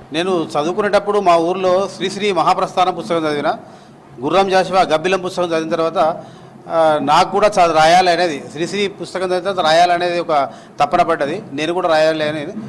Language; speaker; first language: Telugu; native; Telugu